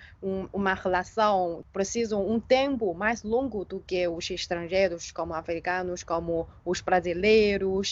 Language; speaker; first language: Portuguese; non-native, fluent; Chinese